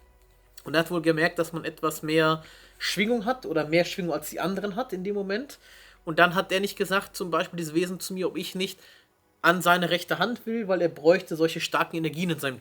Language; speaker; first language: German; native; German